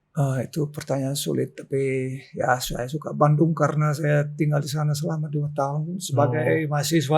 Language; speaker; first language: Indonesian; non-native, local second language; Dutch